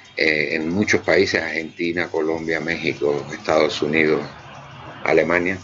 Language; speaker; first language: Spanish; native; Spanish